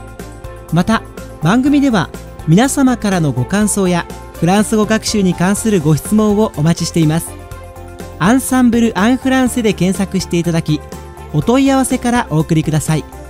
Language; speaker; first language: Japanese; native; Japanese